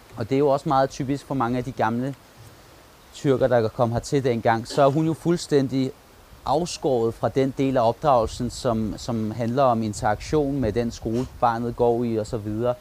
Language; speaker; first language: Danish; early bilingual, other home language; Turkish